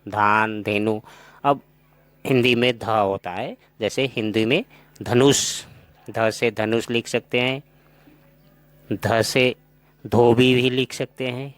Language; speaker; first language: Hindi; non-native, local second language; Assamese